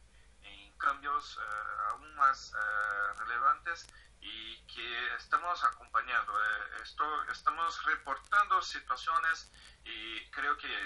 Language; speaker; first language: Spanish; non-native, fluent; Portuguese